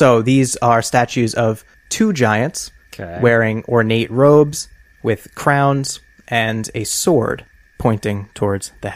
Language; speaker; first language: English; native; English